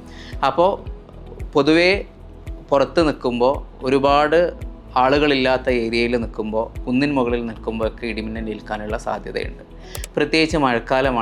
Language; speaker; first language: Malayalam; native; Malayalam